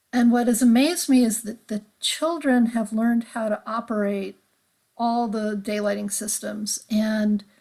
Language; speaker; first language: English; native; English